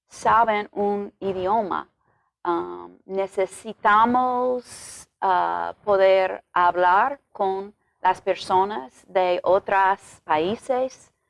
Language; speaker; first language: Spanish; non-native, learner; English